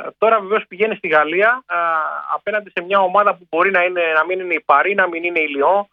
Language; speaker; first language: Greek; native; Greek